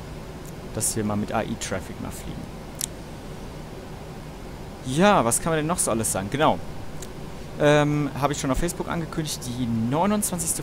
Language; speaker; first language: German; native; German